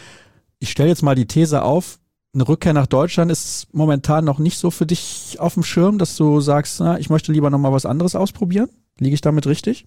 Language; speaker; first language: German; native; German